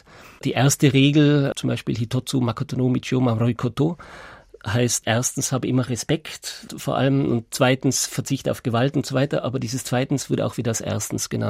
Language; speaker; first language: German; native; German